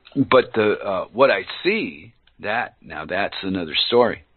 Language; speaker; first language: English; native; English